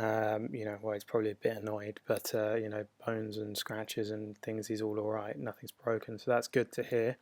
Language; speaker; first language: English; native; English